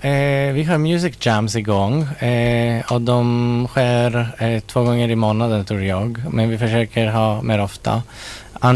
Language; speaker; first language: Swedish; non-native, local second language; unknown